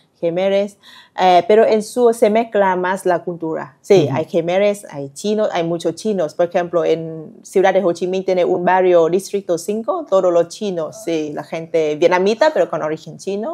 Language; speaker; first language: Spanish; non-native, learner; Vietnamese